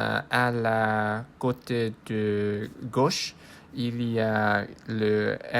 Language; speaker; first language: French; non-native, learner; English